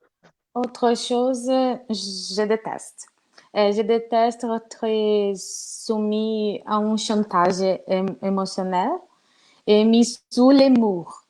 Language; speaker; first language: French; non-native, learner; Portuguese